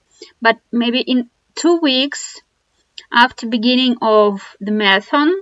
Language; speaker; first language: English; non-native, fluent; Russian